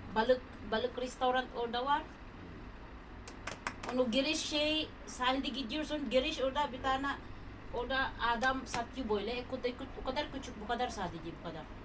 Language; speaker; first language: Turkish; non-native, learner; Filipino